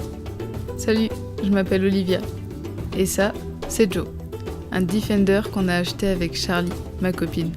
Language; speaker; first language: French; native; French